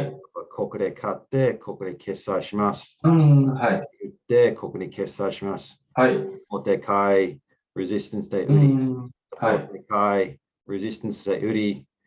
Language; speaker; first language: Japanese; non-native, learner; English